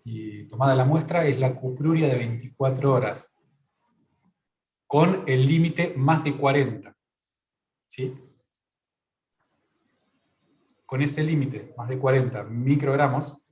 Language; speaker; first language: Spanish; native; Spanish